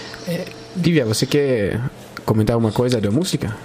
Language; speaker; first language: Portuguese; non-native, learner; Spanish